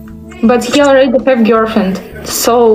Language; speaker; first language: English; non-native, learner; Russian